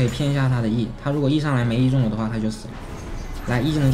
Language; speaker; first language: Chinese; native; Chinese